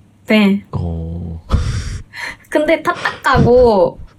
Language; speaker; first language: Korean; non-native, fluent; Japanese